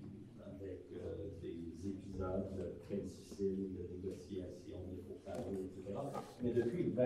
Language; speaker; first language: French; native; French